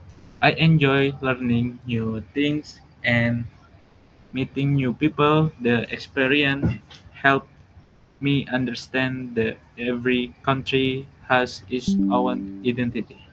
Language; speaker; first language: English; non-native, learner; Indonesian